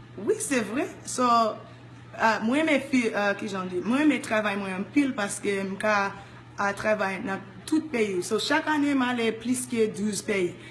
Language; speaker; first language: Haitian Creole; early bilingual, heritage; English